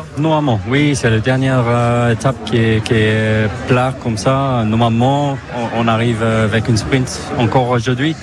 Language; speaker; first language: French; non-native, fluent; English